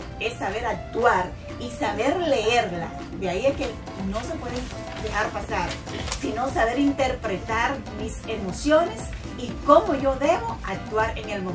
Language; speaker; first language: Spanish; native; Spanish